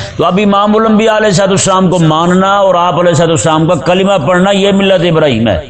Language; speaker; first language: Urdu; non-native, local second language; Punjabi